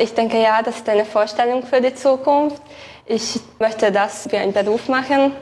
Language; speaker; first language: German; non-native, local second language; Hungarian